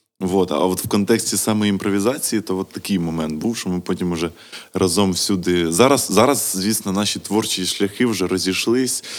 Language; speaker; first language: Ukrainian; non-native, local second language; Russian